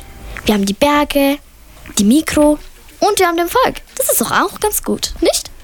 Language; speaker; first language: German; early bilingual, other home language; Italian